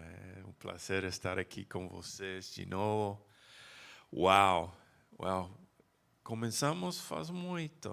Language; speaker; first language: Portuguese; non-native, learner; English